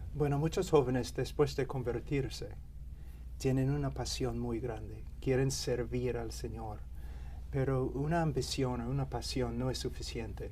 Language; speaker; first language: Spanish; non-native, fluent; English